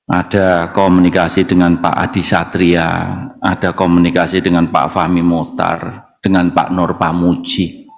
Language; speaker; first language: Indonesian; native; Indonesian